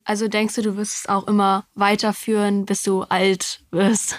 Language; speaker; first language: German; native; German